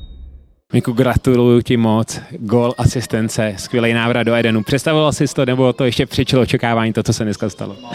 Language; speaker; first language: Czech; native; Czech